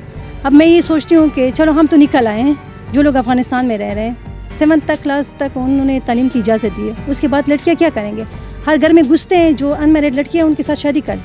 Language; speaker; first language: Hindi; non-native, fluent; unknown